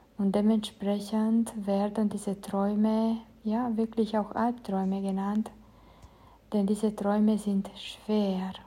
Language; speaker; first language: German; non-native, fluent; Romanian